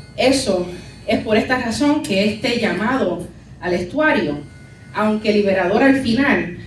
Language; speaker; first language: Spanish; early bilingual, heritage; Spanish